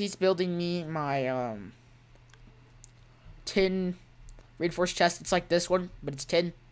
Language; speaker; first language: English; native; English